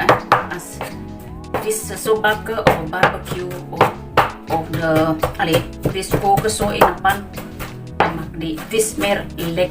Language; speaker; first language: Dutch; non-native, learner; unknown